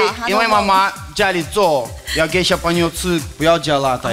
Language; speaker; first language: Chinese; non-native, learner; Russian